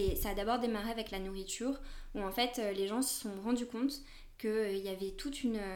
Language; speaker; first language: French; native; French